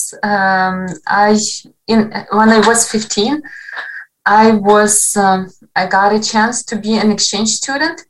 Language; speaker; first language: English; non-native, fluent; Ukrainian